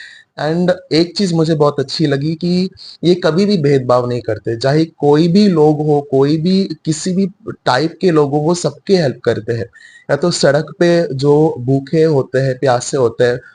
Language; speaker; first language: Hindi; native; Hindi